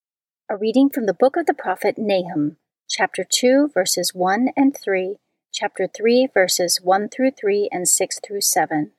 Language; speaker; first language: English; native; English